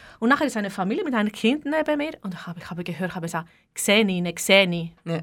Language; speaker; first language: German; non-native, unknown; Greek